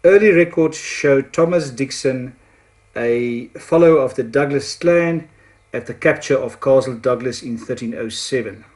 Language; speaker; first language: English; non-native, local second language; Afrikaans